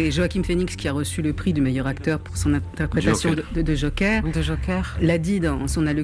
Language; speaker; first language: French; native; French